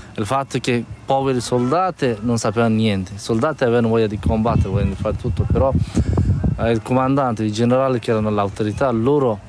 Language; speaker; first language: Italian; non-native, fluent; Persian